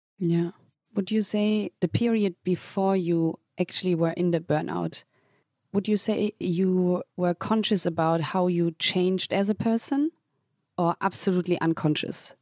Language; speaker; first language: English; non-native, fluent; German